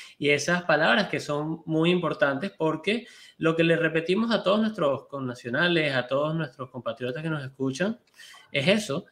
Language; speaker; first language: Spanish; native; Spanish